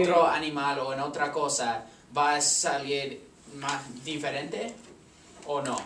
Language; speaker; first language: Spanish; non-native, learner; English